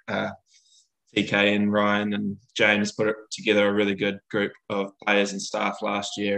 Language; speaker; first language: English; native; English